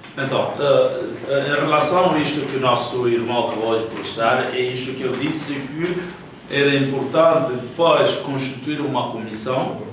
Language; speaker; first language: Portuguese; native; Portuguese